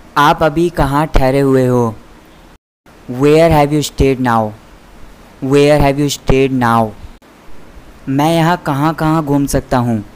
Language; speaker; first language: Hindi; native; Hindi